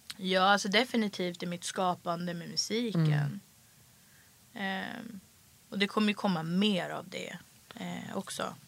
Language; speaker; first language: Swedish; early bilingual, other home language; French